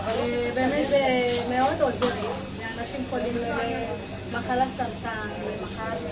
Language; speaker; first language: Hebrew; non-native, fluent; Marathi